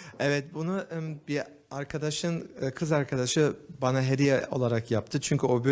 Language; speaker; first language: Turkish; early bilingual, heritage; Turkish